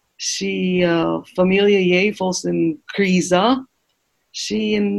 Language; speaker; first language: Romanian; non-native, learner; English